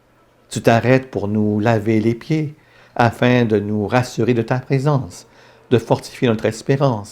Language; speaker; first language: French; native; French